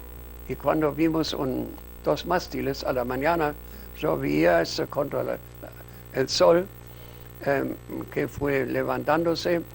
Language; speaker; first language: Spanish; non-native, fluent; German